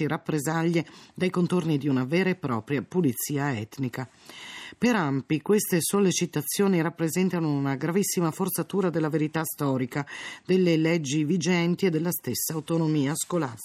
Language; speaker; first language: Italian; native; Italian